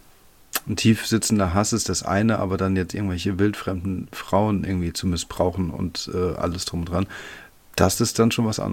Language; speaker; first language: German; native; German